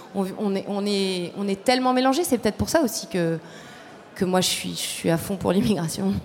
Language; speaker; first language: French; early bilingual, other home language; Spanish